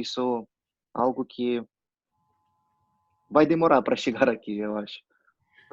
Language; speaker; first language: Portuguese; non-native, fluent; Russian